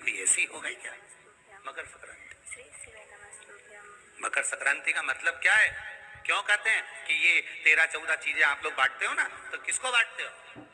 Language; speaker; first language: Hindi; native; Hindi